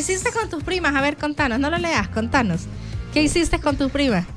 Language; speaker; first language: Spanish; native; Spanish